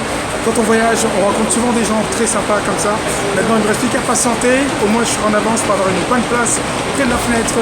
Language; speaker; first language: French; native; French